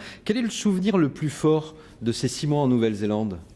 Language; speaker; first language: French; native; French